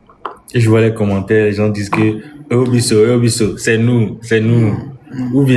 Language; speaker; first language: French; non-native, local second language; Lingala